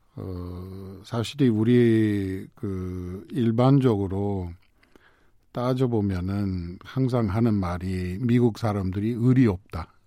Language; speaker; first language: Korean; non-native, fluent; English